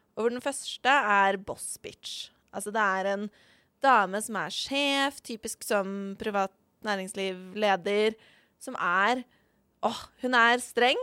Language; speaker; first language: Norwegian; native; Norwegian